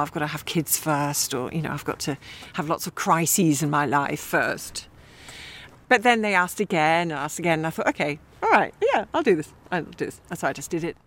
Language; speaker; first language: English; early bilingual, other home language; German